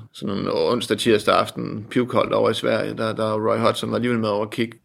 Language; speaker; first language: Danish; native; Danish